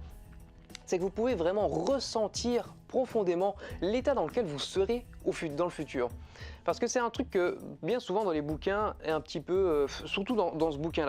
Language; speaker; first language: French; native; French